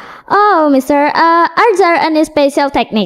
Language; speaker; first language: English; non-native, learner; Indonesian